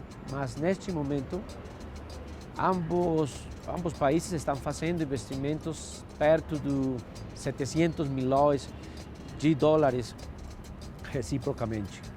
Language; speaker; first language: Portuguese; non-native, fluent; Spanish